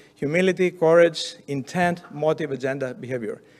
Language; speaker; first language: English; non-native, fluent; Greek